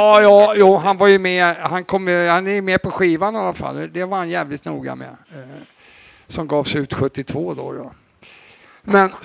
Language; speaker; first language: Swedish; native; Swedish